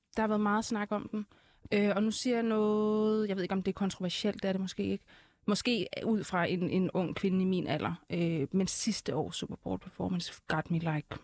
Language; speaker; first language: Danish; early bilingual, other home language; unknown